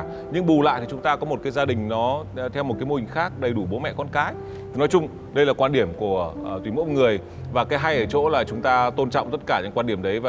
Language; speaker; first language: Vietnamese; native; Vietnamese